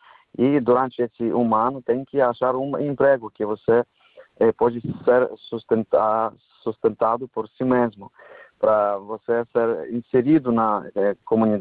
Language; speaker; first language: Portuguese; non-native, fluent; Ukrainian